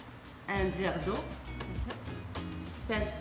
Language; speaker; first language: French; non-native, learner; Arabic